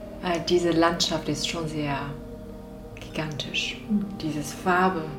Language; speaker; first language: German; non-native, fluent; Chinese